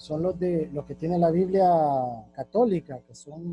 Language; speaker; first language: Spanish; native; Spanish